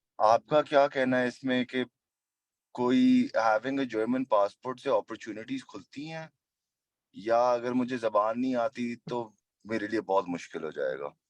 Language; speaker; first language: Urdu; native; Urdu